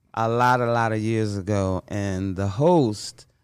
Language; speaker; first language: English; native; English